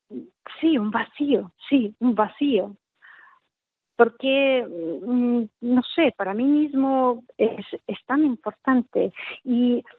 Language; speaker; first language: Spanish; non-native, fluent; Russian